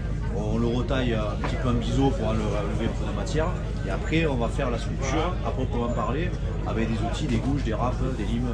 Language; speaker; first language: French; native; French